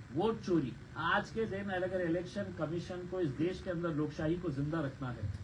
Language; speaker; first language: Hindi; non-native, local second language; Marathi